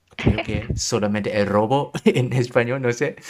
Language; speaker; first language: Spanish; non-native, learner; German